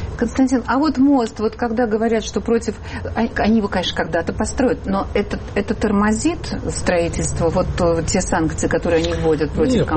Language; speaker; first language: Russian; native; Russian